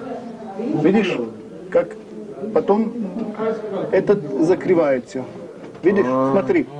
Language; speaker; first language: Russian; non-native, learner; French